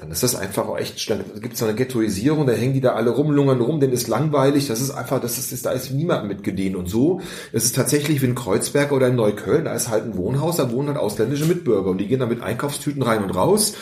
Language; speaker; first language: German; early bilingual, other home language; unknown